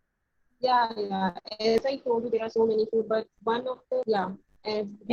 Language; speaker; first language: English; non-native, learner; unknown